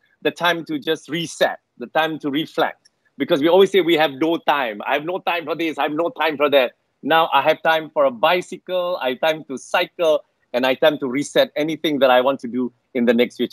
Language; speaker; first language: English; non-native, local second language; Malay